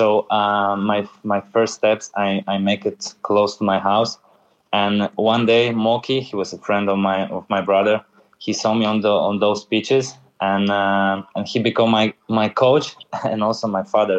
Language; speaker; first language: English; non-native, fluent; Polish